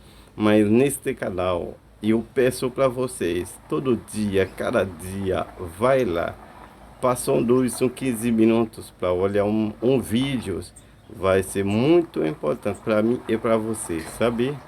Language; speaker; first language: Portuguese; non-native, fluent; Haitian Creole